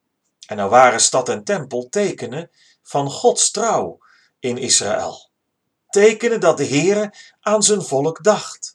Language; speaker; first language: Dutch; native; Dutch